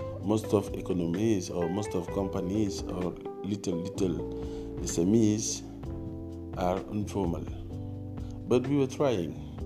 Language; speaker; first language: English; non-native, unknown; Wolof